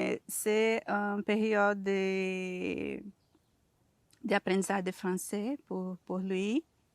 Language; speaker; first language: French; non-native, learner; Portuguese